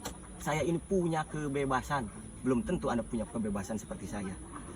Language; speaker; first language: Indonesian; non-native, local second language; Sundanese